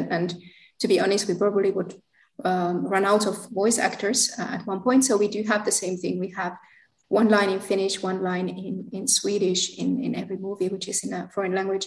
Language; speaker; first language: English; non-native, fluent; Finnish